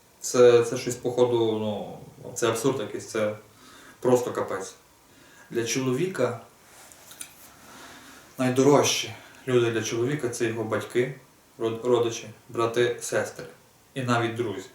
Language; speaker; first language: Ukrainian; native; Ukrainian